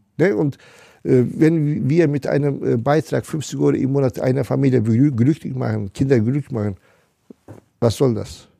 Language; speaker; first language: German; non-native, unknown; Turkish